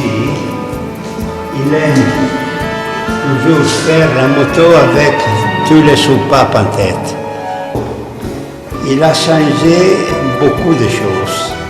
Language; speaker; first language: French; non-native, learner; Italian